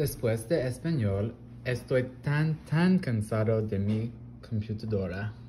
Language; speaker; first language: Spanish; non-native, learner; English